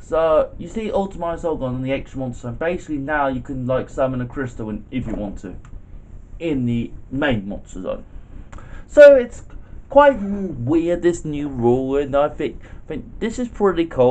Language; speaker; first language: English; native; English